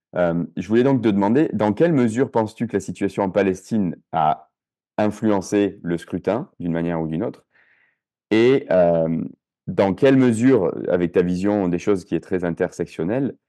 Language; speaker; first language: French; native; French